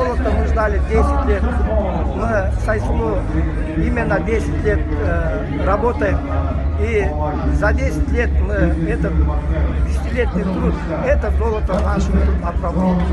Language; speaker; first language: Russian; non-native, local second language; Kyrgyz